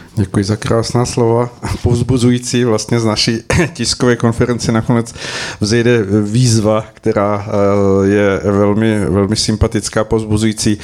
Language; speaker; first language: Czech; native; Czech